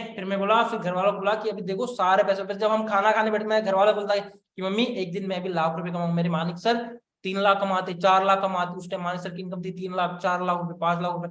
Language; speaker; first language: Hindi; non-native, local second language; Marathi